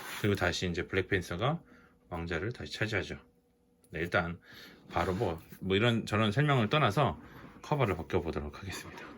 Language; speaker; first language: Korean; native; Korean